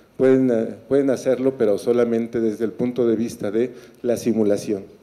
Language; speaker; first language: Spanish; native; Spanish